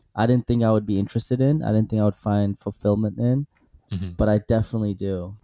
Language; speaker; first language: English; early bilingual, other home language; Assyrian Neo-Aramaic